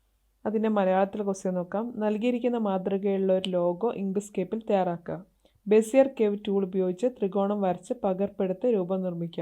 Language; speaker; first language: Malayalam; native; Malayalam